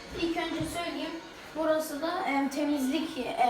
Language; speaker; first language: Turkish; early bilingual, heritage; Turkish